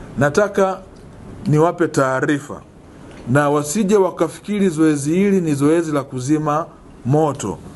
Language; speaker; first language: Swahili; native; Swahili